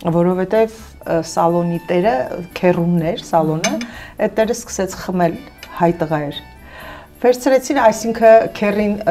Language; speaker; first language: Armenian; native; Armenian